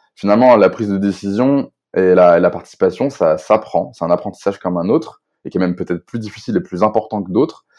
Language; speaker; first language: French; native; French